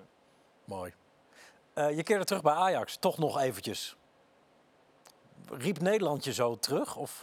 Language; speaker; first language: Dutch; native; Dutch